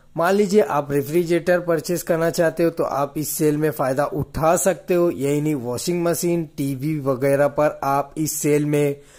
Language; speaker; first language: Hindi; native; Hindi